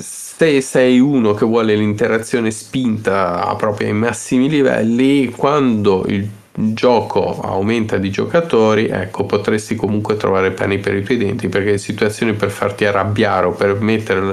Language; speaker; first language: Italian; native; Italian